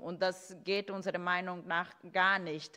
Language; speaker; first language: German; non-native, fluent; Portuguese